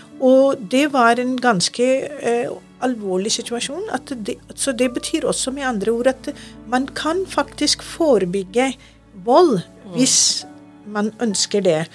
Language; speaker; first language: Norwegian; non-native, fluent; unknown